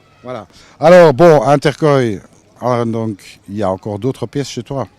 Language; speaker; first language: French; native; French